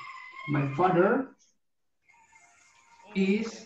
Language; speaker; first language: English; non-native, learner; Spanish